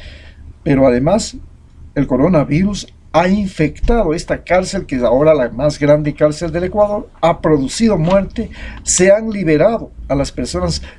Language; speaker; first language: Spanish; native; Spanish